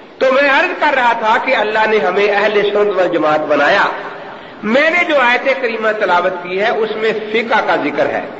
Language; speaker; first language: Urdu; non-native, local second language; Punjabi